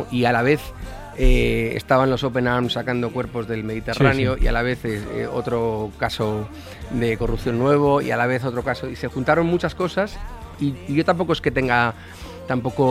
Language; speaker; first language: Spanish; native; Spanish